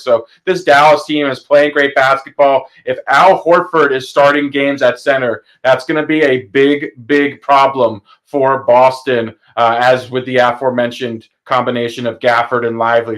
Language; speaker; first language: English; native; English